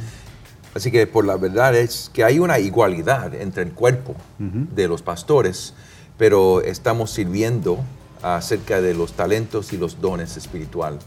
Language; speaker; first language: Spanish; non-native, fluent; English